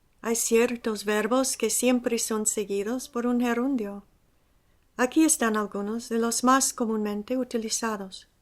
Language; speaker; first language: Spanish; non-native, fluent; English